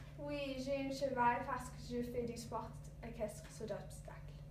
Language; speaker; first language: French; non-native, learner; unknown